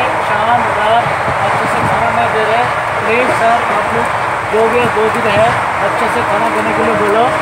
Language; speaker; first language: Hindi; non-native, local second language; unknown